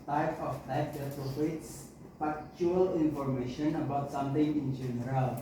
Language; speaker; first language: English; non-native, learner; Indonesian